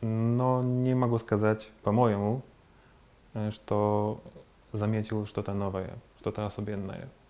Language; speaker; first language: Russian; non-native, fluent; Polish